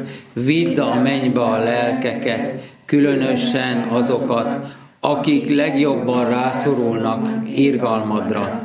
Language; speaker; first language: Hungarian; native; Hungarian